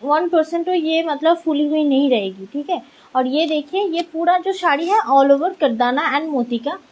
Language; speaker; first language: Hindi; non-native, local second language; Bangla